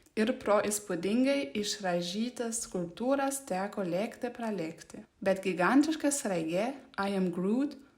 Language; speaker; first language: Lithuanian; non-native, learner; German